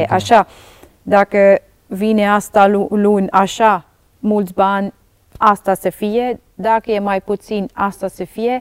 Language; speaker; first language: Romanian; non-native, learner; Dutch